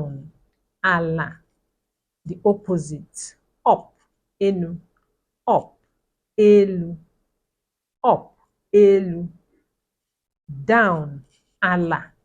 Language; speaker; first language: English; non-native, local second language; Igbo